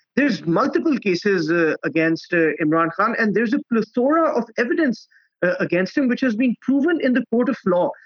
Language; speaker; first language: English; non-native, local second language; Urdu